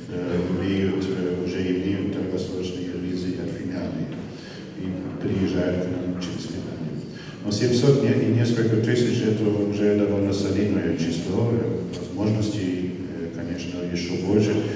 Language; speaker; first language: Russian; non-native, fluent; German